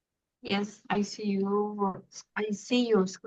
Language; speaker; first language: English; non-native, learner; Spanish